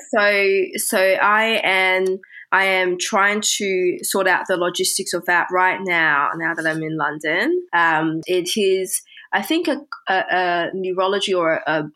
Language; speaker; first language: English; early bilingual, other home language; Chinese